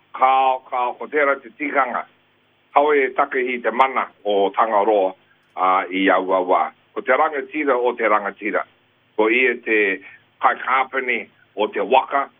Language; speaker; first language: Māori; non-native, local second language; English